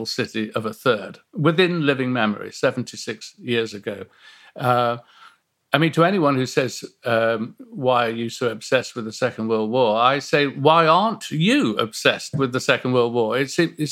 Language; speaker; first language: English; native; English